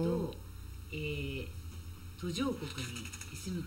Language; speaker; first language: Japanese; native; Japanese